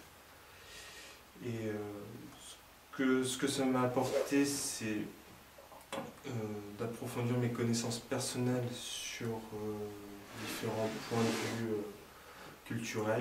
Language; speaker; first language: French; native; French